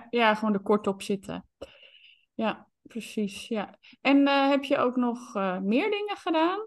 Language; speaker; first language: Dutch; native; Dutch